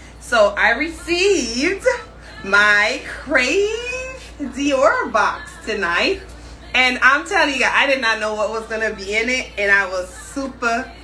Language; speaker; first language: English; native; English